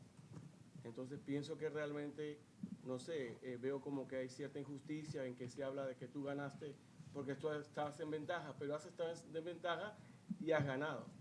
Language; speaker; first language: Spanish; native; Spanish